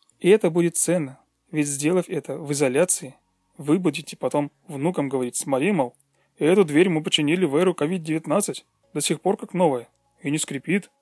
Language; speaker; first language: Russian; native; Russian